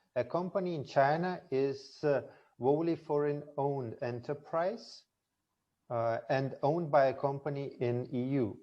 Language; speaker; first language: English; non-native, fluent; Lithuanian